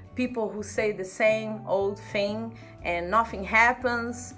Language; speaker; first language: English; non-native, fluent; Portuguese